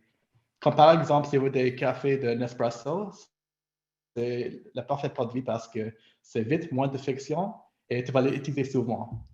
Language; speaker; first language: French; non-native, local second language; English